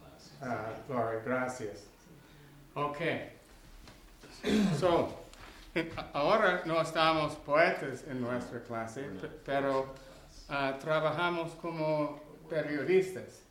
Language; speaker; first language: Spanish; non-native, learner; English